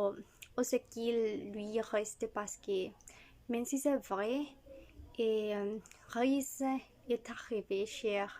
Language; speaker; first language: French; non-native, learner; Spanish